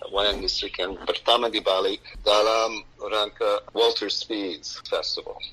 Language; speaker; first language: Indonesian; non-native, fluent; English